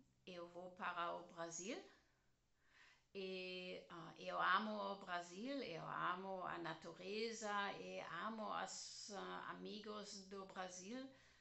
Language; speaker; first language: Portuguese; non-native, learner; German